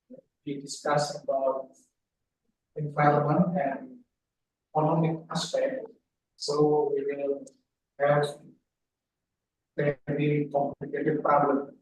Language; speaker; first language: English; non-native, fluent; Indonesian